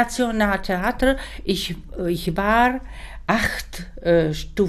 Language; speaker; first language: German; non-native, learner; Czech